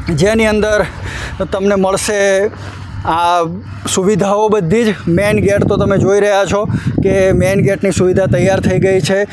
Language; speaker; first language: Gujarati; native; Gujarati